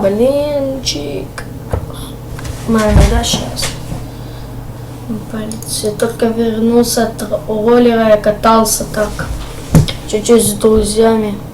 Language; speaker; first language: Russian; early bilingual, heritage; Russian